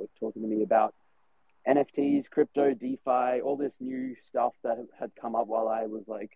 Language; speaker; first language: English; native; English